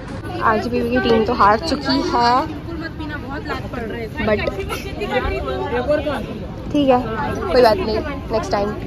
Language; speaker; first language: Hindi; non-native, local second language; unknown